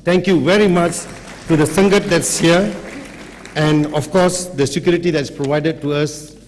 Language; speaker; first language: English; non-native, local second language; Punjabi